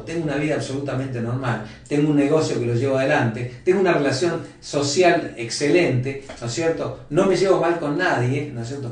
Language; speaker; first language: Spanish; native; Spanish